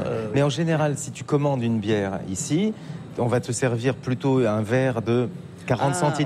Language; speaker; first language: French; native; French